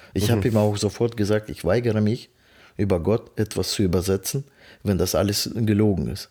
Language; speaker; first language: German; non-native, fluent; Russian